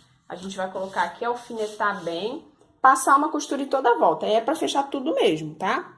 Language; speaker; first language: Portuguese; native; Portuguese